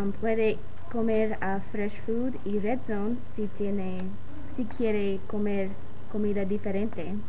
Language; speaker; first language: Spanish; non-native, learner; English